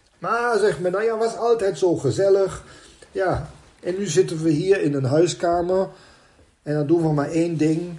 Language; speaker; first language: Dutch; non-native, fluent; German